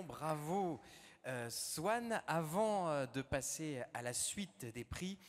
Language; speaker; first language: French; native; French